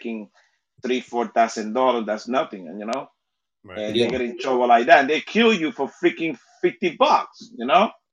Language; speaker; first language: English; non-native, fluent; Spanish